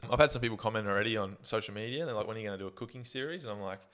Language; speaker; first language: English; native; English